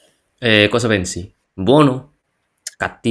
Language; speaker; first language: Italian; non-native, learner; Indonesian